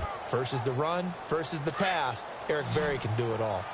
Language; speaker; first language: English; native; English